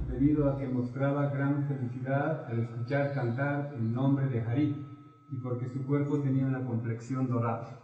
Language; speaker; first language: Spanish; non-native, fluent; English